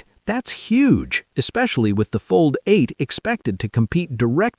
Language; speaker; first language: English; native; English